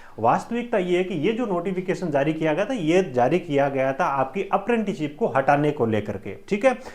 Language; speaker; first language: Hindi; native; Hindi